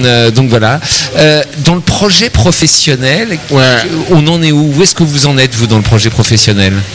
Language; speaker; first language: French; native; French